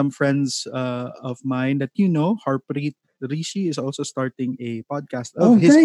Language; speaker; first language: English; non-native, local second language; Cebuano